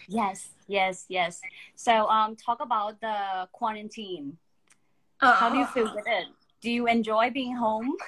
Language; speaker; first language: English; non-native, fluent; Thai